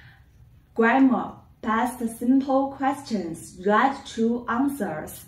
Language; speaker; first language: English; non-native, learner; Chinese